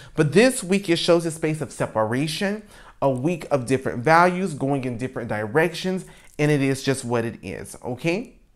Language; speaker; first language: English; native; English